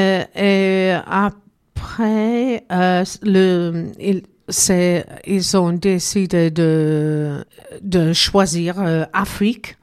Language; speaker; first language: French; non-native, learner; English